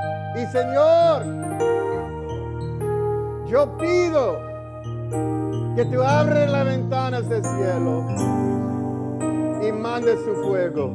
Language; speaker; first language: Spanish; early bilingual, heritage; English